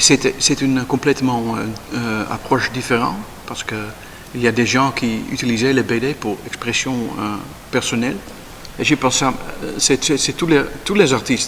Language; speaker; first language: French; non-native, learner; Dutch